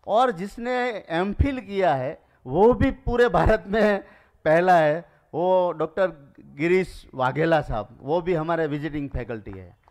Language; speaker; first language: Hindi; non-native, local second language; Gujarati